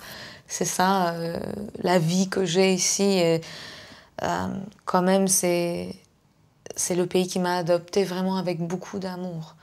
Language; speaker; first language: French; non-native, fluent; Persian